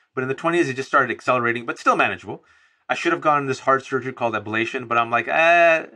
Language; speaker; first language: English; native; English